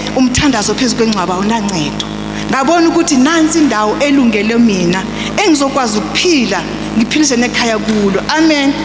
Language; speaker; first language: Zulu; non-native, local second language; Xhosa